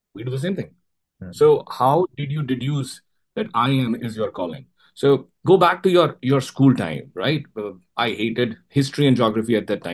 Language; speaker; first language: English; non-native, local second language; Urdu